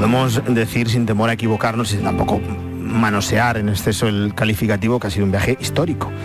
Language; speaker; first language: Spanish; native; Spanish